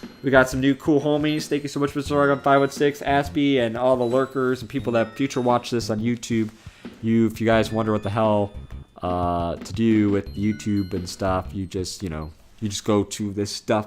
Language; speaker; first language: English; native; English